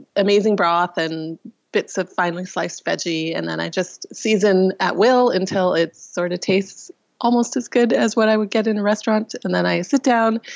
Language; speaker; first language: English; non-native, fluent; Russian